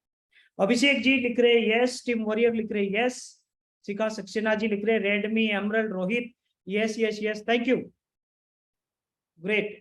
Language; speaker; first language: Hindi; native; Hindi